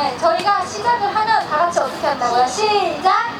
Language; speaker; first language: Korean; native; Korean